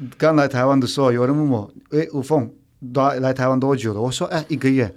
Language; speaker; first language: Chinese; non-native, fluent; Turkish